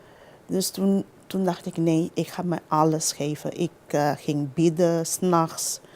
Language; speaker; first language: Dutch; non-native, local second language; Papiamento